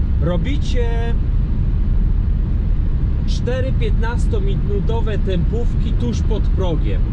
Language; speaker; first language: Polish; native; Polish